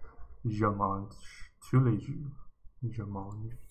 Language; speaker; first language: French; non-native, learner; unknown